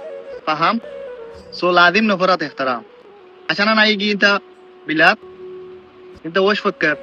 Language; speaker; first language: Arabic; non-native, learner; Bangla